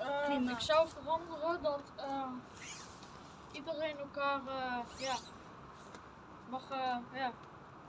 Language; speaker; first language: Dutch; early bilingual, other home language; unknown